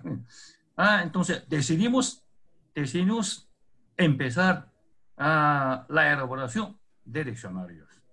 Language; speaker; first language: Spanish; non-native, fluent; Chinese